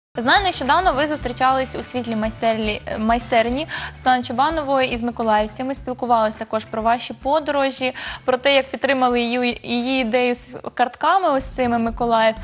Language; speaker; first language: Ukrainian; native; Ukrainian